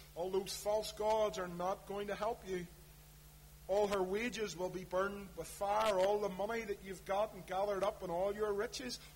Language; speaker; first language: English; native; English